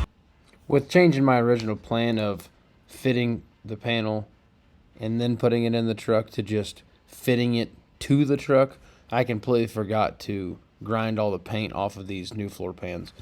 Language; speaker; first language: English; native; English